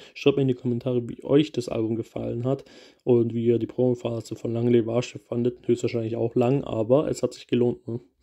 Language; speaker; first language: German; early bilingual, other home language; Kurdish